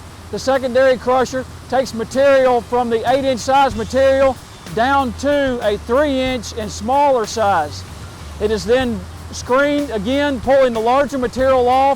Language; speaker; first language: English; native; English